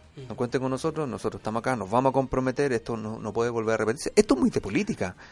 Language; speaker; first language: Spanish; native; Spanish